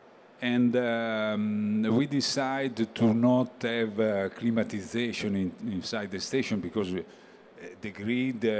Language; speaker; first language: English; non-native, learner; Italian